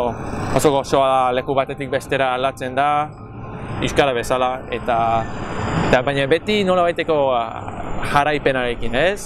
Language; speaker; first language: Basque; non-native, fluent; English